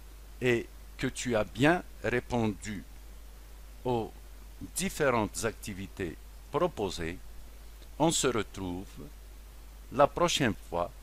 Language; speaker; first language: French; non-native, local second language; Arabic